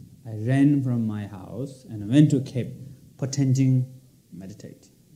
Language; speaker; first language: English; non-native, local second language; Tibetan